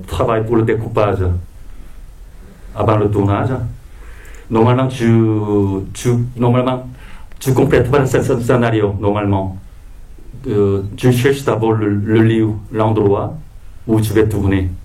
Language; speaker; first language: French; non-native, fluent; Korean